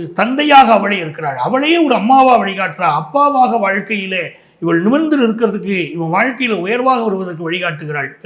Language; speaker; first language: Tamil; native; Tamil